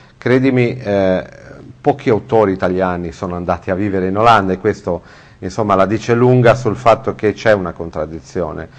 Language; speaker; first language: Italian; native; Italian